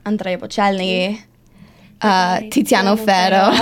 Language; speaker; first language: Italian; non-native, learner; English